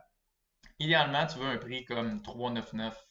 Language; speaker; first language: French; native; French